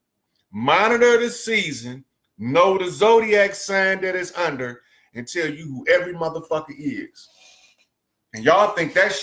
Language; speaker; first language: English; native; English